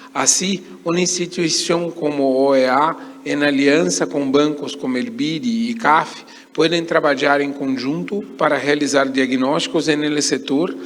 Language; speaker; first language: Portuguese; native; Portuguese